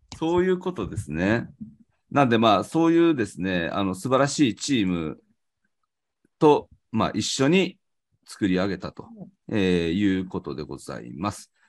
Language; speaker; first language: Japanese; native; Japanese